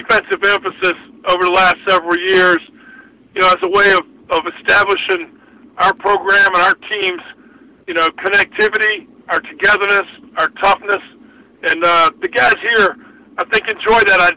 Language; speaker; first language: English; native; English